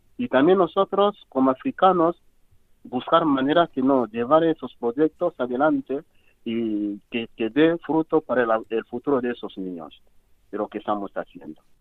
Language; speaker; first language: Spanish; non-native, fluent; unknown